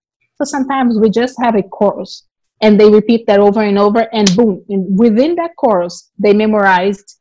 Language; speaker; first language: English; non-native, fluent; Portuguese